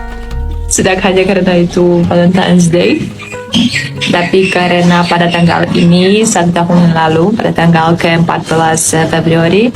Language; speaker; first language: Indonesian; non-native, fluent; Polish